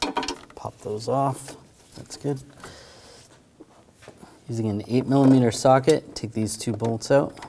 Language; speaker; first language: English; native; English